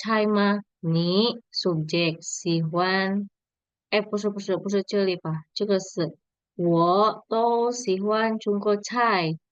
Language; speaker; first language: Chinese; non-native, fluent; Indonesian